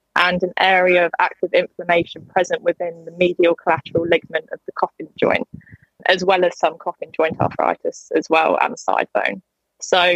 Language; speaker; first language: English; native; English